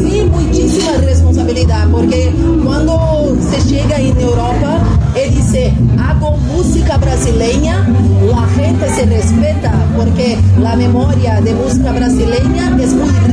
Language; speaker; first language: Spanish; non-native, fluent; Portuguese